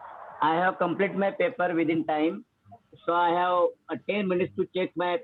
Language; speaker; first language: English; non-native, learner; Hindi